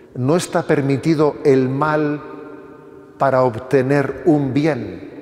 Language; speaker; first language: Spanish; native; Spanish